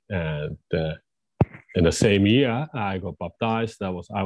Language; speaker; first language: English; non-native, fluent; Japanese